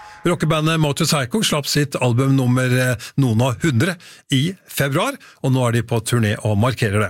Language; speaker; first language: Norwegian; native; Norwegian